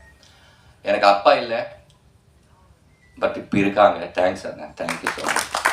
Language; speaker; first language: Tamil; non-native, learner; Telugu